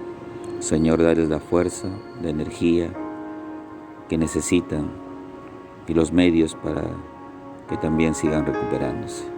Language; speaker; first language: Spanish; native; Spanish